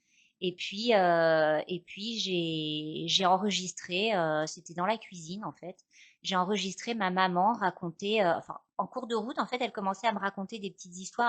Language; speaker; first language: French; native; French